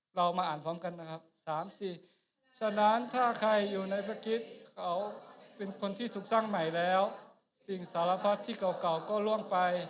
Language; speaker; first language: Thai; non-native, local second language; Akha